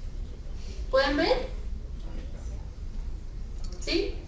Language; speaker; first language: Spanish; native; Spanish